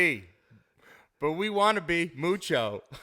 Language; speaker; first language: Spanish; non-native, learner; English